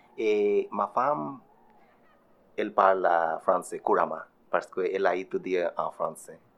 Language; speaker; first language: French; non-native, learner; Bangla